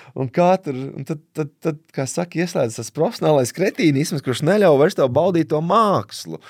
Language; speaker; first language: Latvian; native; Latvian